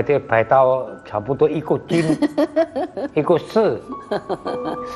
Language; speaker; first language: Chinese; early bilingual, heritage; Chinese